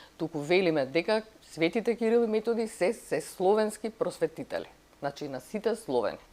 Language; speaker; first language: Macedonian; native; Macedonian